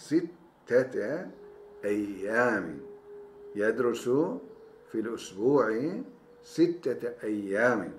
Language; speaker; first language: Arabic; non-native, fluent; Turkish